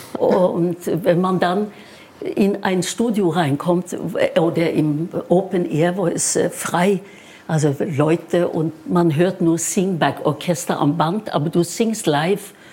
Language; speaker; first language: German; non-native, fluent; Norwegian